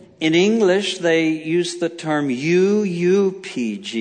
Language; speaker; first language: English; native; English